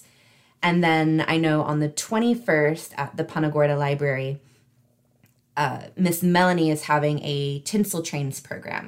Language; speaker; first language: English; native; English